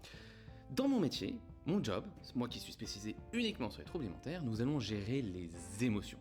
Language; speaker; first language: French; native; French